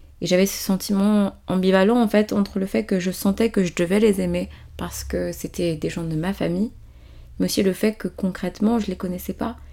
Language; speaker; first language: French; early bilingual, other home language; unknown